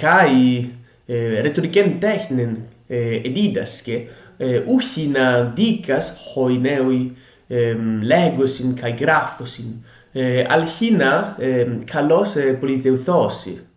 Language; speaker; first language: Greek; non-native, learner; Italian